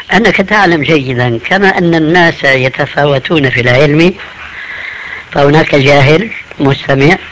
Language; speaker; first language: Arabic; early bilingual, other home language; Albanian